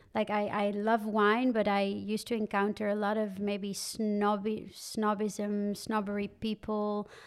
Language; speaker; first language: English; non-native, fluent; Dutch